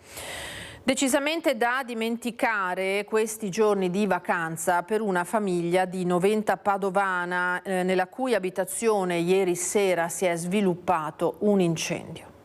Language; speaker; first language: Italian; native; Italian